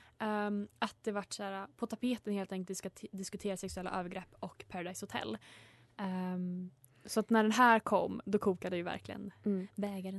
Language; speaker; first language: Swedish; native; Swedish